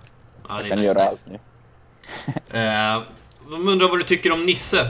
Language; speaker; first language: Swedish; native; Swedish